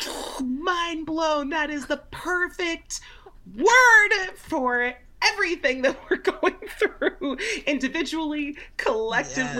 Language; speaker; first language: English; native; English